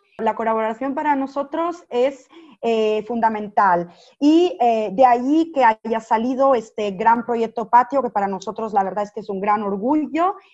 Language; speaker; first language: Spanish; non-native, fluent; Italian